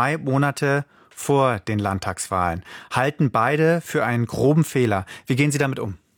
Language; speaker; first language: German; native; German